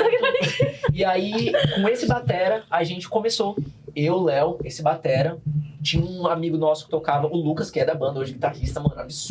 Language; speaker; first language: Portuguese; native; Portuguese